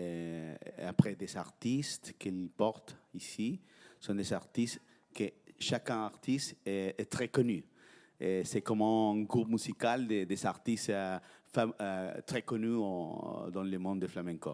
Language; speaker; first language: French; non-native, fluent; Spanish